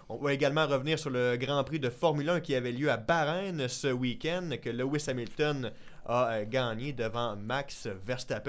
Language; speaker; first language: French; native; French